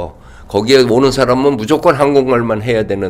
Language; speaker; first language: Korean; native; Korean